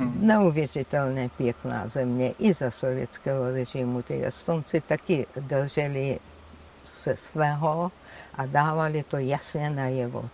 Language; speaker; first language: Czech; non-native, fluent; Georgian